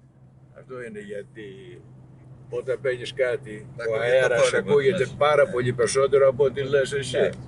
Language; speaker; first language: Greek; early bilingual, heritage; English